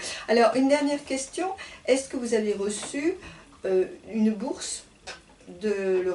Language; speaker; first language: French; native; French